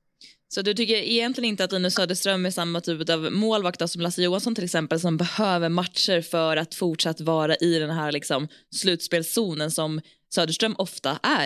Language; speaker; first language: Swedish; native; Swedish